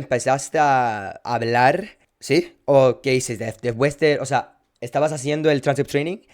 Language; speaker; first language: Spanish; non-native, fluent; English